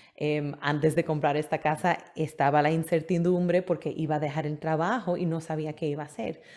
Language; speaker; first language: Spanish; early bilingual, heritage; Spanish